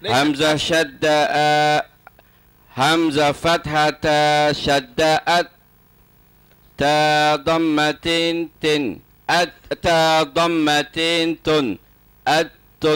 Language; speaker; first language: Arabic; non-native, learner; Malay